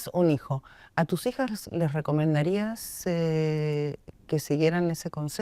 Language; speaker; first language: Spanish; native; Spanish